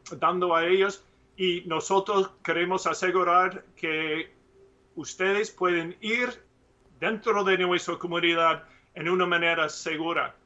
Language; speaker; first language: Spanish; non-native, learner; English